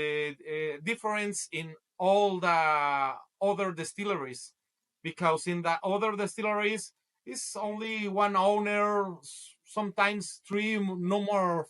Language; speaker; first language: English; non-native, learner; Spanish